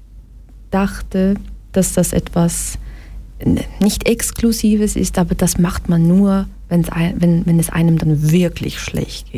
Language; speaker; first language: German; early bilingual, other home language; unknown